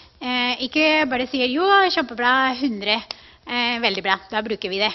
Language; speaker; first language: Norwegian; non-native, fluent; Spanish